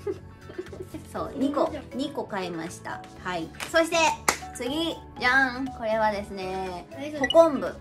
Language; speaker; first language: Japanese; native; Japanese